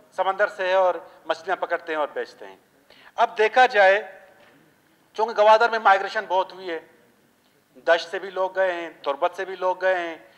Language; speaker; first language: Urdu; non-native, local second language; Baluchi